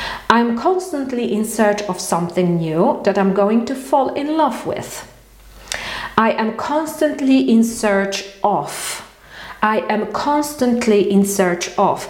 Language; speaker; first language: English; non-native, fluent; Polish